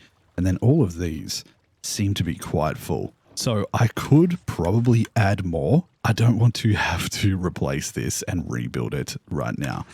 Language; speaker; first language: English; native; English